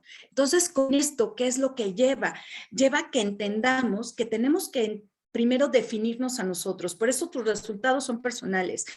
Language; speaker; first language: Spanish; native; Spanish